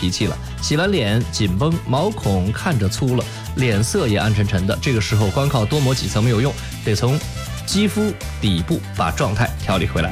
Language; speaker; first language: Chinese; native; Chinese